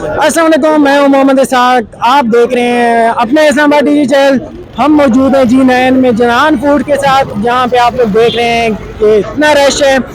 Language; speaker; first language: Urdu; non-native, local second language; Pashto